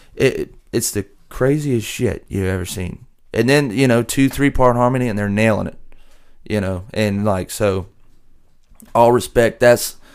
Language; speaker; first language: English; native; English